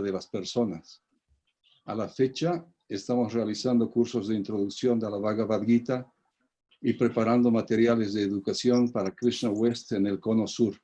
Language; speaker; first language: Spanish; native; Spanish